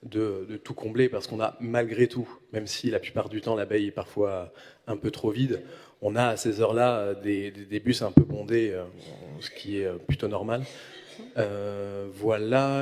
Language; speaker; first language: French; native; French